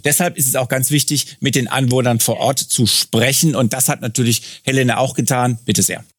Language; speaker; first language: German; native; German